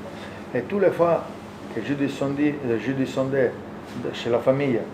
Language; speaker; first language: French; non-native, learner; Italian